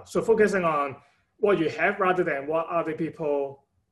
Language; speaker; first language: English; non-native, local second language; Cantonese